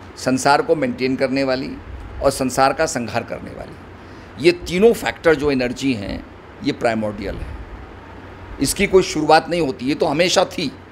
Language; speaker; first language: Hindi; native; Hindi